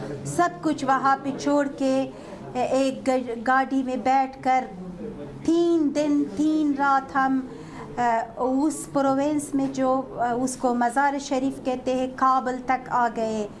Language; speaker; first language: Hindi; non-native, fluent; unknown